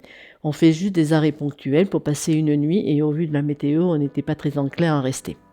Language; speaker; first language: French; native; French